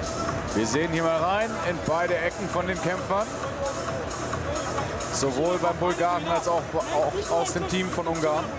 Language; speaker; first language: German; native; German